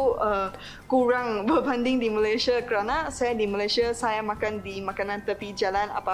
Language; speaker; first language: Indonesian; non-native, fluent; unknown